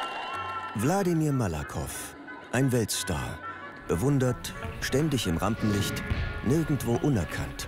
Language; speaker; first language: German; native; German